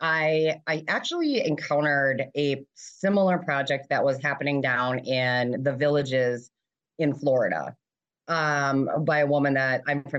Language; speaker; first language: English; native; English